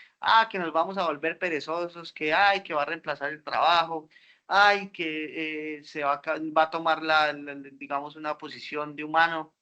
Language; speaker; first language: Spanish; native; Spanish